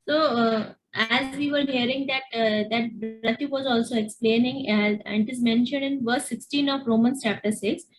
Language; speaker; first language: English; non-native, local second language; Hindi